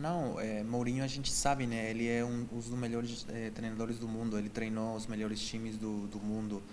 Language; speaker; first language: Portuguese; non-native, fluent; Spanish